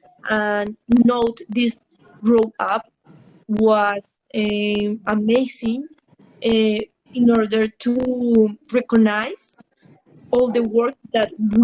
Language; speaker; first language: English; non-native, learner; Spanish